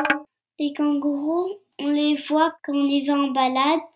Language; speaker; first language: French; early bilingual, heritage; French